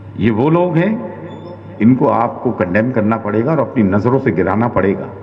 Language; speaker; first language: Urdu; native; Urdu